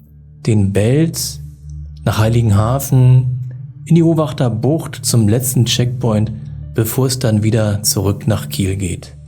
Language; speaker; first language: German; native; German